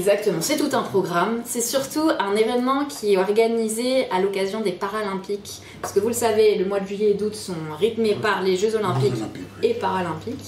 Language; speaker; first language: French; native; French